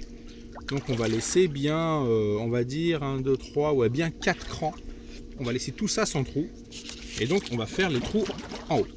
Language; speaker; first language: French; native; French